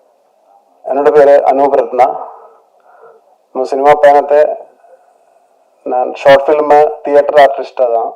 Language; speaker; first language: Tamil; non-native, learner; Malayalam